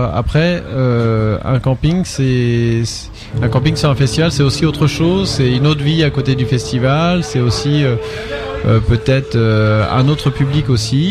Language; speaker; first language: French; native; French